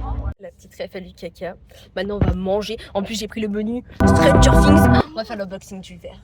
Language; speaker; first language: French; native; French